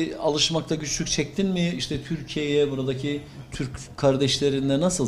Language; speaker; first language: Turkish; native; Turkish